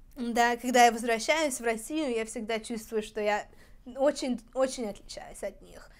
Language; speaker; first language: Russian; early bilingual, heritage; Russian